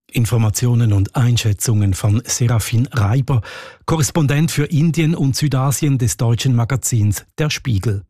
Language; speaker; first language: German; native; German